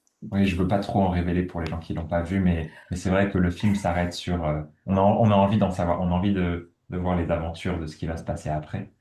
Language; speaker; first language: French; native; French